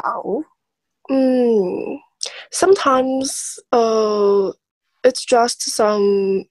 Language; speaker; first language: English; non-native, learner; Chinese